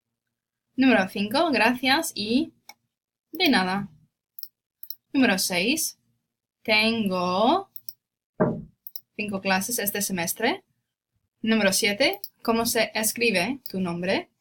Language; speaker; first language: Spanish; non-native, fluent; English